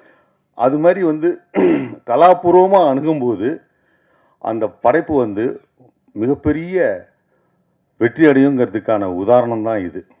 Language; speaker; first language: Tamil; native; Tamil